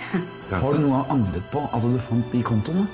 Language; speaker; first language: Norwegian; native; Norwegian